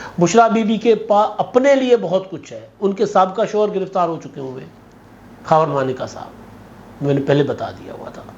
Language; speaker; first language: Urdu; non-native, local second language; Sindhi